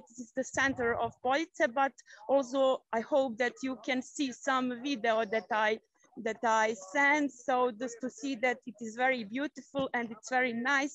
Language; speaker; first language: English; non-native, fluent; Croatian